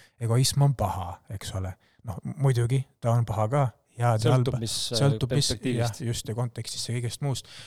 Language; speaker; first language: Estonian; native; Estonian